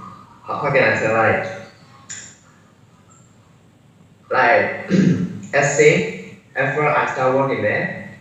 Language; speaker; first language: English; non-native, learner; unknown